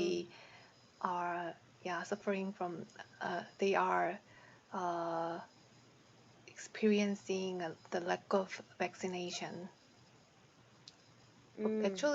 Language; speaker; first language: English; non-native, learner; Korean